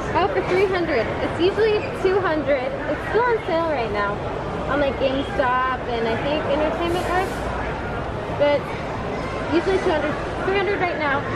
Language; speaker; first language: English; native; English